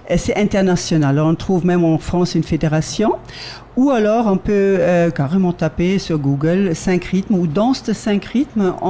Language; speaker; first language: French; native; French